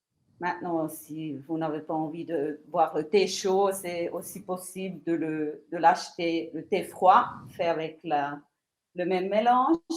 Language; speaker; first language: French; non-native, local second language; Italian